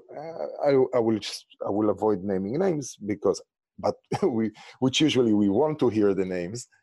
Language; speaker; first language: English; non-native, fluent; Hebrew